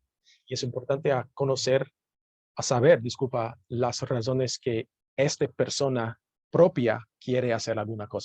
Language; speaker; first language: Spanish; non-native, learner; English